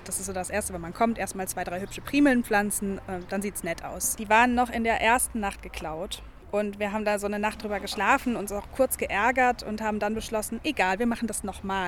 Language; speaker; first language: German; native; German